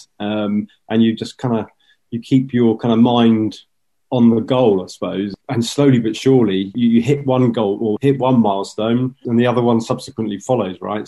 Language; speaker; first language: English; native; English